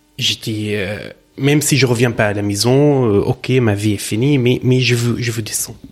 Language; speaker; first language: French; non-native, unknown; Arabic